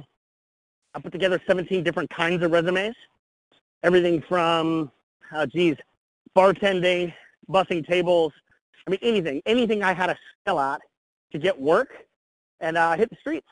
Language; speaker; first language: English; native; English